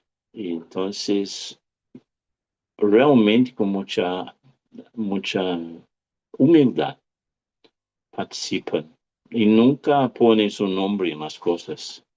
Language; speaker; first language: Spanish; non-native, fluent; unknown